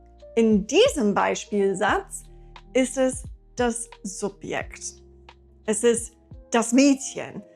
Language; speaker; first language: German; non-native, fluent; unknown